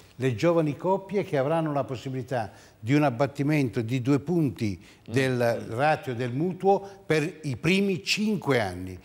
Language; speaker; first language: Italian; native; Italian